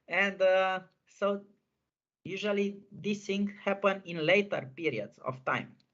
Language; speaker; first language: English; non-native, fluent; Romanian